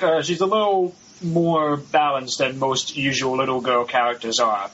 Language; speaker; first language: English; native; English